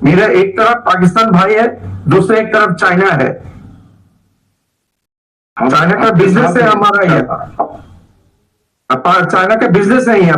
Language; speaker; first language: Hindi; non-native, learner; Bangla